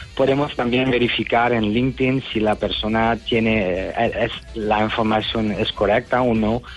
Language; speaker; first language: Spanish; non-native, learner; Dutch